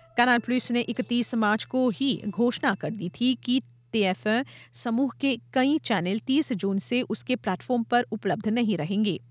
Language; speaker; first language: Hindi; non-native, local second language; Morisyen